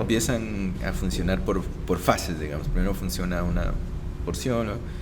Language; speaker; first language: Spanish; native; Spanish